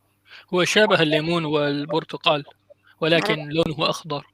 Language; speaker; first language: Arabic; non-native, learner; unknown